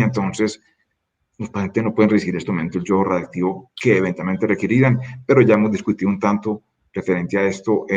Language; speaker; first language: Spanish; native; Spanish